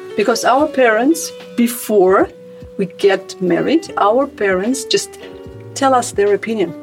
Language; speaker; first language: English; non-native, fluent; Armenian